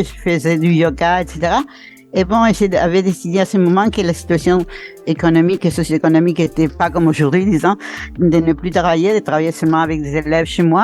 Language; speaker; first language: French; non-native, fluent; Spanish